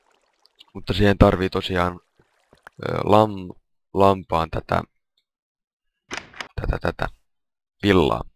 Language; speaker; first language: Finnish; native; Finnish